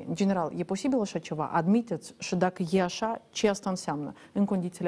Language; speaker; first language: Romanian; native; Romanian